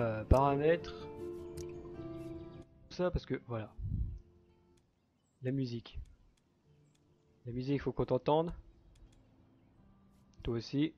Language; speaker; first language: French; native; French